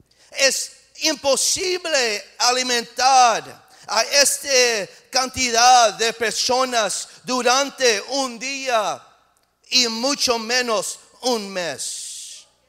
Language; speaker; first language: Spanish; non-native, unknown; English